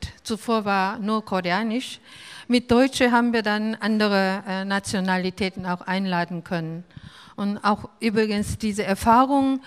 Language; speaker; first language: German; non-native, fluent; Korean